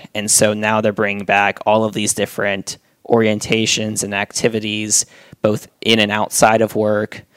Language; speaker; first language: English; native; English